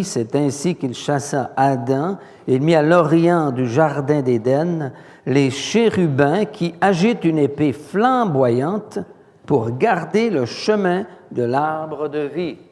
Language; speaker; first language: French; native; French